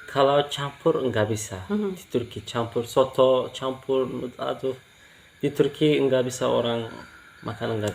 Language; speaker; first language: Indonesian; non-native, learner; Turkish